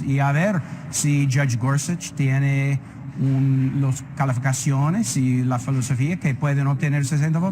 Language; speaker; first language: Spanish; non-native, fluent; English